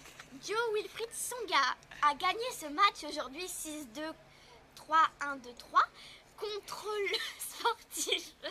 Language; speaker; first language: French; native; French